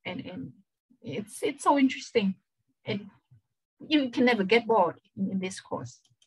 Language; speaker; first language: English; non-native, fluent; Vietnamese